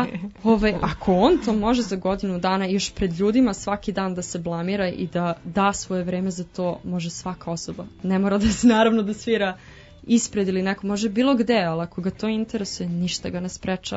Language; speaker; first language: Serbian; native; Serbian